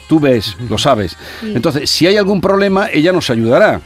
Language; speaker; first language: Spanish; native; Spanish